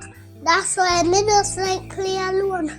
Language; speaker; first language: English; non-native, local second language; Jamaican Creole English